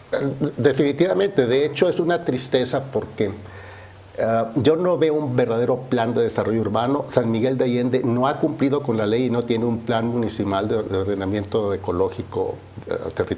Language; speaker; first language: Spanish; native; Spanish